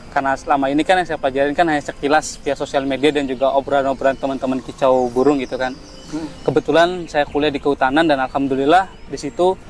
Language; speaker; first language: Indonesian; native; Indonesian